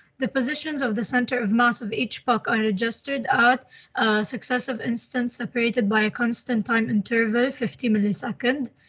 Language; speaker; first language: English; non-native, local second language; Arabic